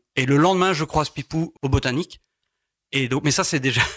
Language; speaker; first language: French; native; French